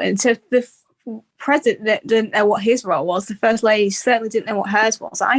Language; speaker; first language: English; native; English